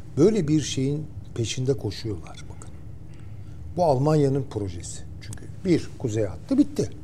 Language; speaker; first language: Turkish; native; Turkish